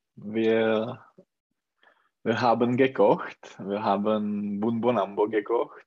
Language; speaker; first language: German; non-native, learner; Czech